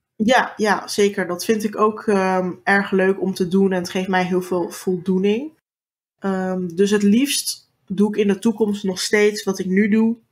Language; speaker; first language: Dutch; early bilingual, other home language; Turkish